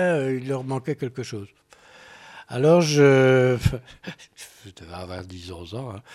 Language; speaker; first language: French; native; French